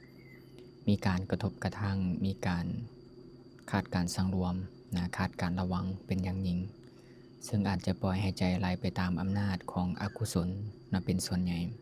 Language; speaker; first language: Thai; non-native, local second language; Northeastern Thai